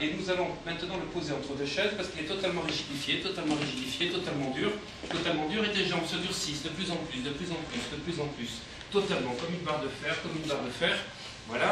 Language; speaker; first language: French; native; French